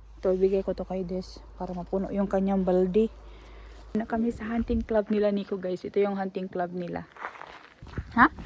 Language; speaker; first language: Filipino; non-native, local second language; Cebuano